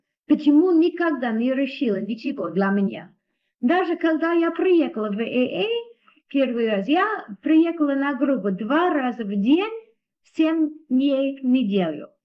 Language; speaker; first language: Russian; non-native, learner; English